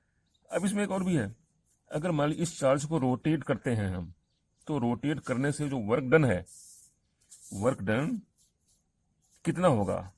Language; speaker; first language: Hindi; native; Hindi